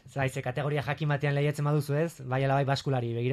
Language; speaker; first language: Basque; native; Basque